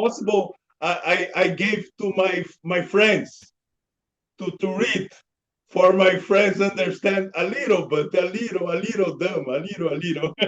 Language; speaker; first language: English; non-native, learner; Portuguese